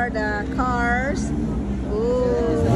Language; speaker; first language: English; non-native, learner; Filipino